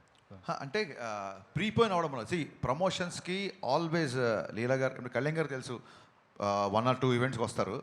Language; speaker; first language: Telugu; native; Telugu